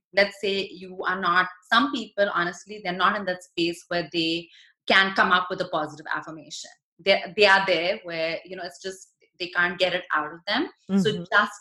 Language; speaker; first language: English; non-native, local second language; Hindi